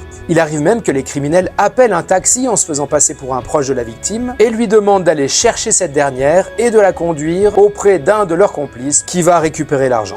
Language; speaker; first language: French; native; French